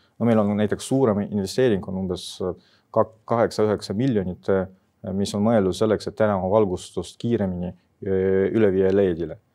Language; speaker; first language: Estonian; non-native, local second language; Russian